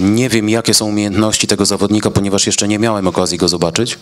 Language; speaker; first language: Polish; native; Polish